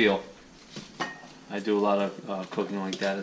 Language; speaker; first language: English; native; English